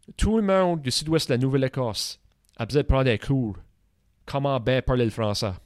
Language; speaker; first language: French; native; French